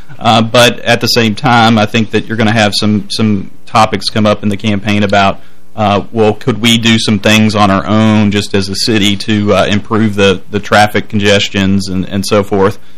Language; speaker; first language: English; native; English